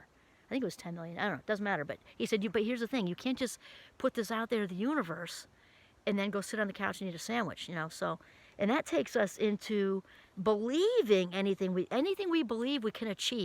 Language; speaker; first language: English; native; English